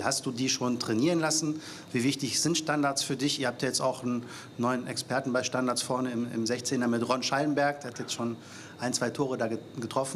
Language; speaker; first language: German; native; German